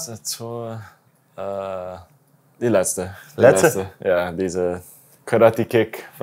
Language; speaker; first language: German; non-native, learner; English